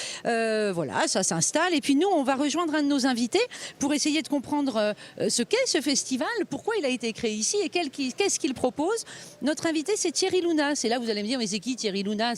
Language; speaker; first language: French; native; French